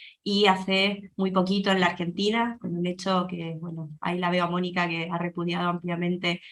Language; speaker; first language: Spanish; native; Spanish